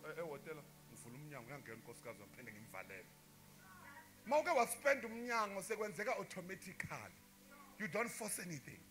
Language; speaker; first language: Zulu; non-native, local second language; Tsonga